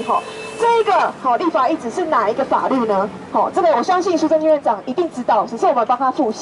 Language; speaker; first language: Chinese; native; Chinese